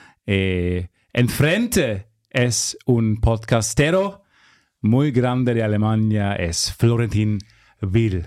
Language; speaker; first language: Spanish; non-native, learner; German